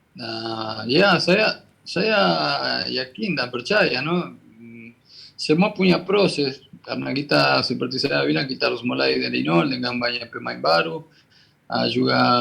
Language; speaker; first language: Indonesian; non-native, fluent; Spanish